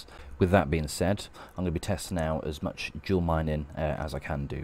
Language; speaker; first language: English; native; English